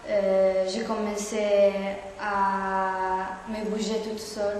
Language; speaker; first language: French; non-native, fluent; Italian